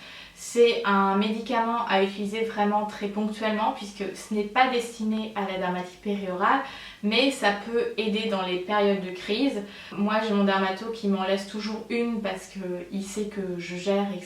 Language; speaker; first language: French; native; French